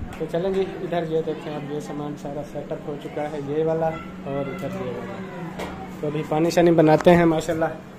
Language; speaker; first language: Hindi; native; Hindi